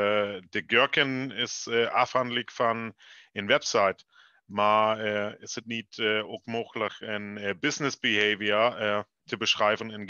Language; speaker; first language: Dutch; non-native, learner; German